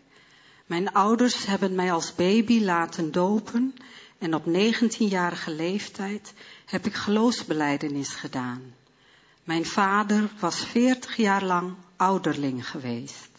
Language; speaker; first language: Dutch; early bilingual, other home language; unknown